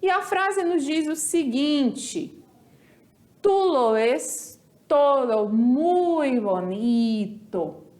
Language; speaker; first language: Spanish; non-native, fluent; Portuguese